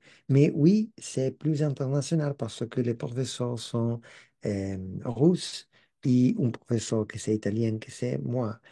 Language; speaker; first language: French; non-native, learner; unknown